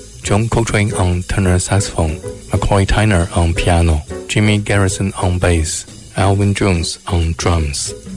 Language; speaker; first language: English; non-native, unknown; Chinese